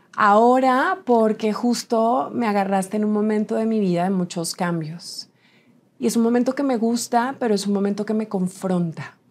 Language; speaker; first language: Spanish; native; Spanish